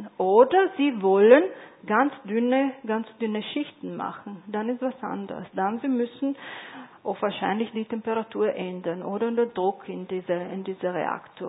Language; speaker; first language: German; non-native, fluent; Italian